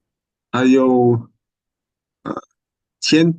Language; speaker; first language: Chinese; non-native, learner; Indonesian